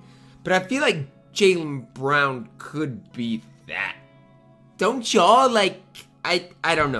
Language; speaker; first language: English; native; English